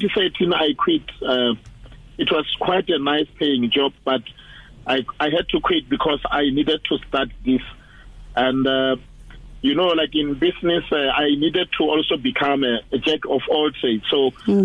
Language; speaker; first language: English; non-native, local second language; Northern Sotho